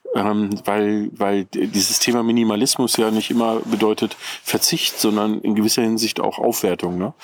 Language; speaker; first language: German; native; German